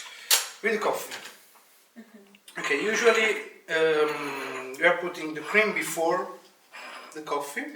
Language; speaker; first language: English; non-native, fluent; Italian